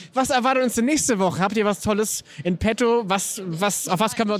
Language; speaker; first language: German; native; German